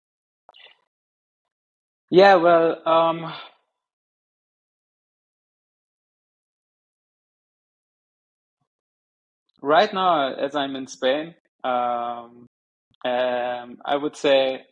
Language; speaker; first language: English; non-native, fluent; German